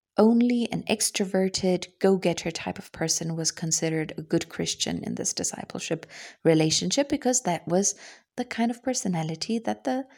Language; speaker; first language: English; non-native, fluent; German